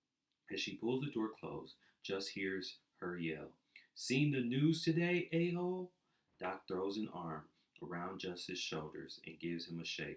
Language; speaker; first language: English; native; English